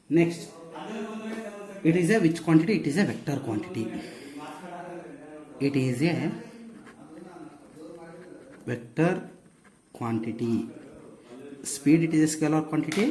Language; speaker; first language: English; non-native, local second language; Kannada